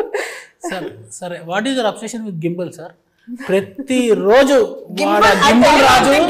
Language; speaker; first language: Telugu; native; Telugu